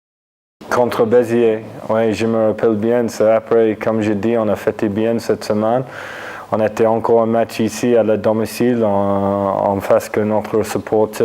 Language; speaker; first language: French; non-native, fluent; English